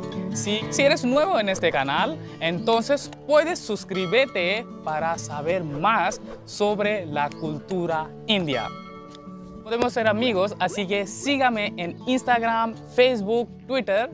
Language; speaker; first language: Spanish; non-native, learner; Hindi